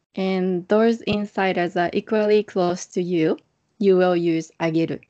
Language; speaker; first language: English; non-native, fluent; Japanese